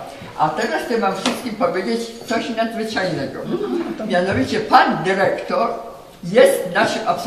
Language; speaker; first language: Polish; native; Polish